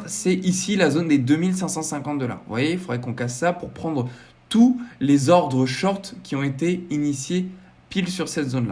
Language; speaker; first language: French; native; French